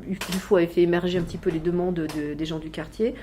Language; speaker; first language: French; native; French